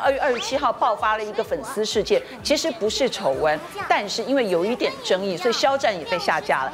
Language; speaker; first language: Chinese; native; Chinese